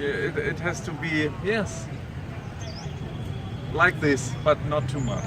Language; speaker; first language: English; non-native, learner; German